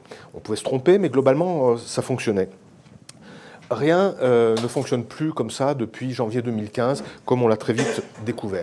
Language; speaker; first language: French; native; French